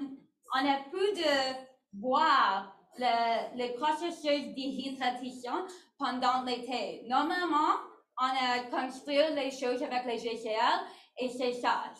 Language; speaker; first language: French; non-native, learner; English